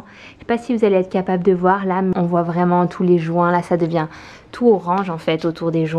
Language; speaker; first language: French; native; French